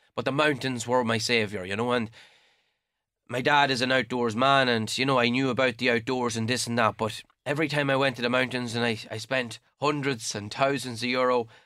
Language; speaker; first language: English; native; English